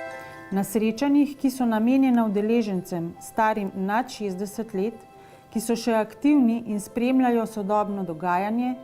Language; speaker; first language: Slovenian; native; Slovenian